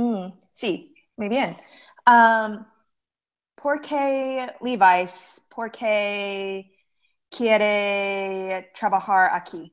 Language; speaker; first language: Spanish; non-native, learner; English